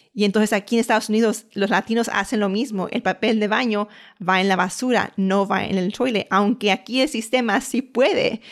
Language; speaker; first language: Spanish; early bilingual, heritage; Spanish